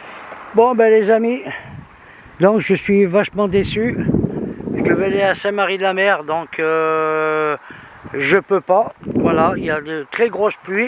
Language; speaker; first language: French; native; French